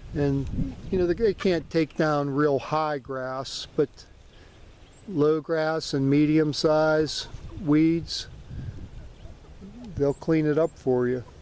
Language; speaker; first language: English; native; English